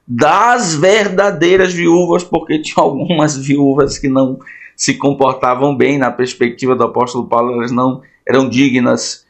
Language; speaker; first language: Portuguese; native; Portuguese